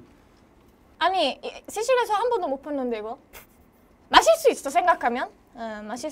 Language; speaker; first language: Korean; non-native, learner; Italian